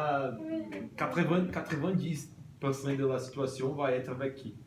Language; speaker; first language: French; non-native, learner; Portuguese